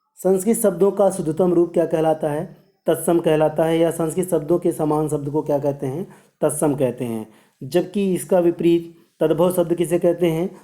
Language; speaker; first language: Hindi; native; Hindi